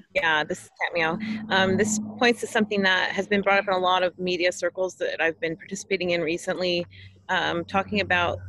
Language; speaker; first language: English; native; English